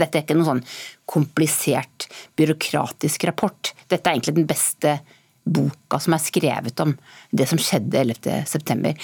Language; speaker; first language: Norwegian; native; Norwegian